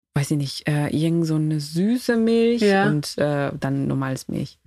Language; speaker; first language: German; non-native, fluent; Spanish